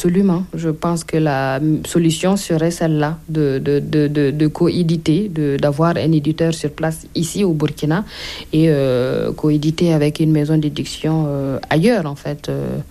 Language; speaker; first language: French; non-native, local second language; Mossi